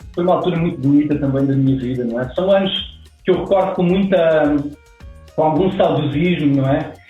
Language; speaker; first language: Portuguese; native; Portuguese